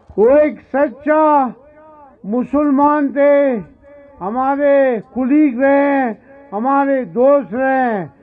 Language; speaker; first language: Urdu; non-native, local second language; Pashto